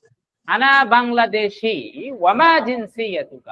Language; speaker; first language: Arabic; non-native, fluent; Bangla